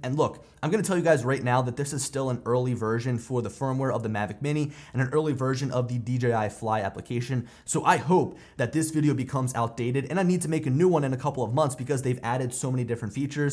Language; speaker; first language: English; native; English